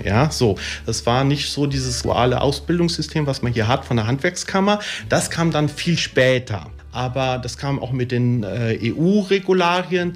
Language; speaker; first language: German; early bilingual, other home language; Italian